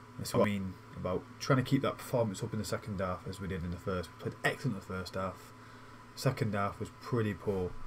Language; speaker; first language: English; native; English